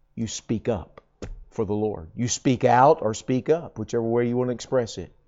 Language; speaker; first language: English; native; English